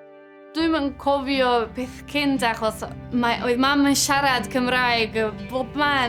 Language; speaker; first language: Welsh; early bilingual, heritage; Spanish